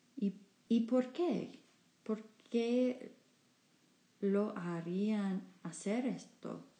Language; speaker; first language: Spanish; non-native, learner; English